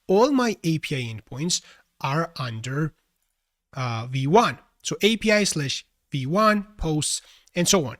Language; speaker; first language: English; non-native, fluent; Georgian